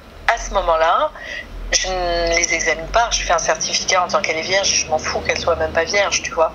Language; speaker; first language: French; native; French